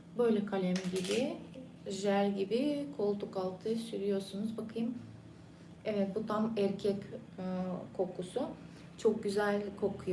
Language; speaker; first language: Turkish; non-native, fluent; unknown